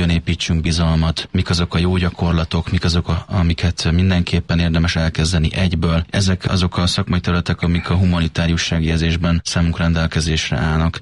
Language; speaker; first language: Hungarian; native; Hungarian